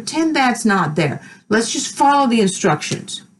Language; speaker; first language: English; native; English